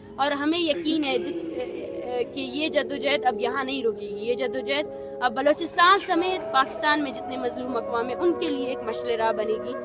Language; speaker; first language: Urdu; non-native, local second language; Baluchi